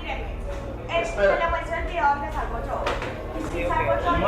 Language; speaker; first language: Spanish; native; Spanish